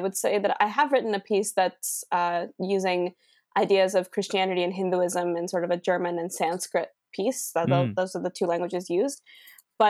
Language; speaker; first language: English; native; English